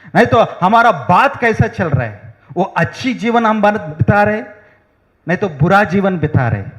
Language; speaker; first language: Hindi; non-native, local second language; Telugu